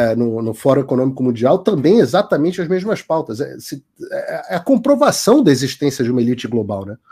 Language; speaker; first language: Portuguese; native; Portuguese